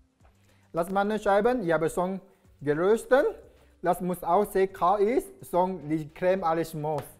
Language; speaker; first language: German; non-native, learner; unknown